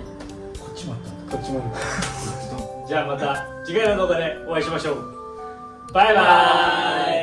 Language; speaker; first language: Japanese; native; Japanese